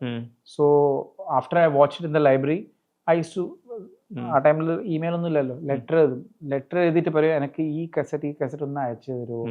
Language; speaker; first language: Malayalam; early bilingual, heritage; Malayalam